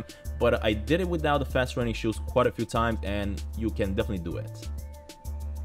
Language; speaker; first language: English; non-native, fluent; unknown